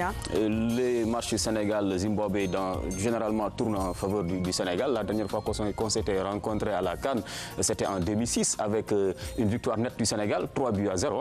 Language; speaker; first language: French; non-native, local second language; Wolof